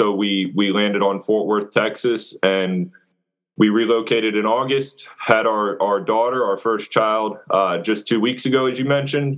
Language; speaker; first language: English; native; English